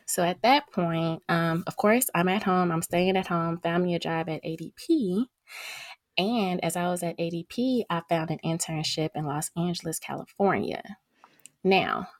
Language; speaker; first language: English; native; English